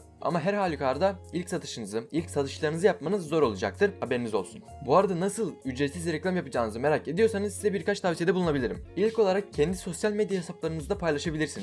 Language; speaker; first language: Turkish; native; Turkish